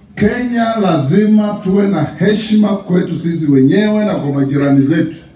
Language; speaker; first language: Swahili; non-native, local second language; Luyia